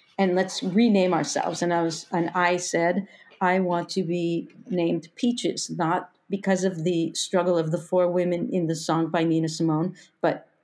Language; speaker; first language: English; native; English